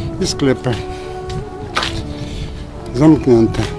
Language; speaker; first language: Polish; non-native, fluent; Turkish